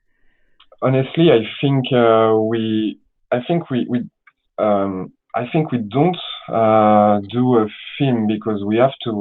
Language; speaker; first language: English; non-native, learner; French